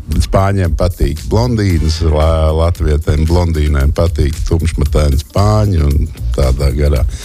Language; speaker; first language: Latvian; native; Latvian